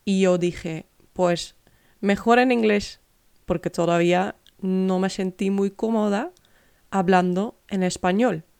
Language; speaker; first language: Spanish; non-native, fluent; Dutch